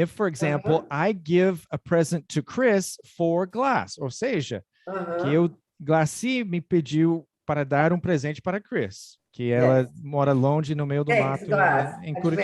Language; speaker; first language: Portuguese; non-native, fluent; English